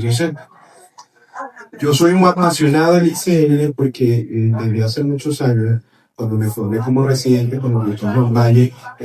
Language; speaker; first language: Spanish; native; Spanish